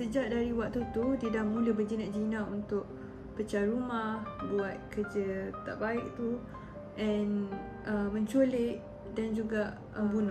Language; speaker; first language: Malay; native; Malay